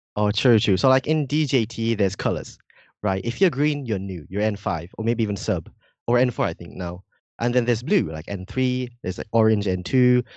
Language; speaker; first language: English; non-native, fluent; Indonesian